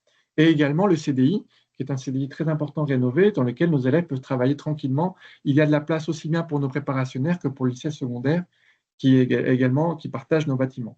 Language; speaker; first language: French; native; French